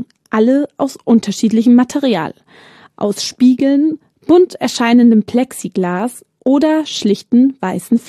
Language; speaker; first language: German; native; German